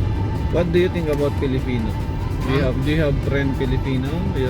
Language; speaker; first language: English; non-native, local second language; Filipino